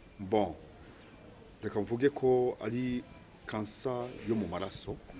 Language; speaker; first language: Kinyarwanda; early bilingual, heritage; Kinyarwanda